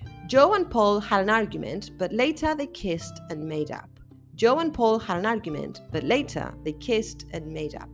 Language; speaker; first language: English; non-native, fluent; Spanish